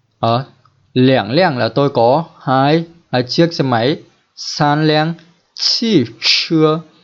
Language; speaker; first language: Chinese; non-native, fluent; Vietnamese